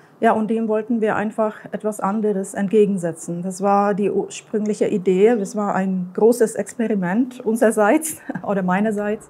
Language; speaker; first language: German; native; German